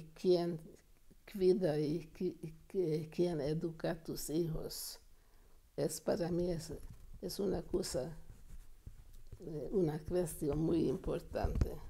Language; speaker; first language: Spanish; non-native, fluent; Hungarian